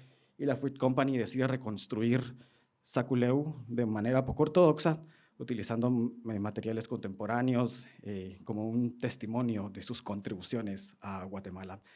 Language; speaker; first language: Spanish; native; Spanish